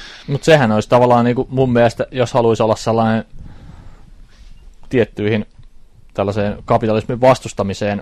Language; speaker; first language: Finnish; native; Finnish